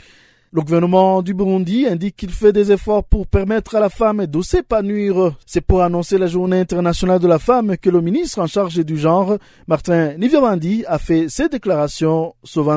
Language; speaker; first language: French; non-native, local second language; Rundi